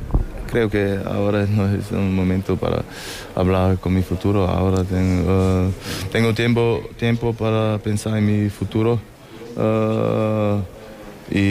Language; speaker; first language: Spanish; non-native, learner; German